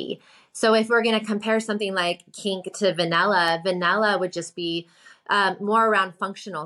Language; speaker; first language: English; native; English